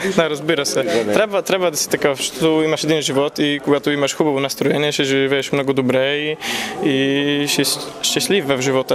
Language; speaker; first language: Bulgarian; early bilingual, heritage; Polish